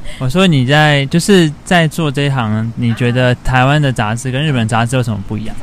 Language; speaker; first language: Chinese; native; Chinese